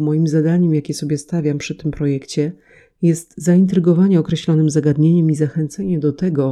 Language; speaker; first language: Polish; native; Polish